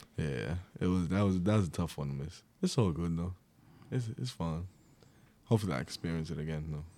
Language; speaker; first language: English; native; English